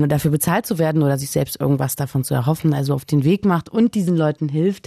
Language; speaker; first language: German; native; German